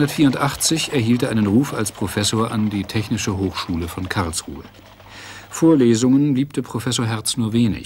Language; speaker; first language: German; native; German